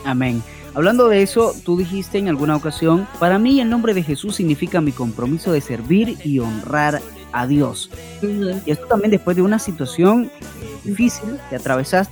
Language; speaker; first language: Spanish; native; Spanish